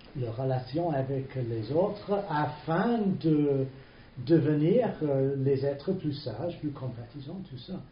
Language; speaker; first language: French; non-native, fluent; English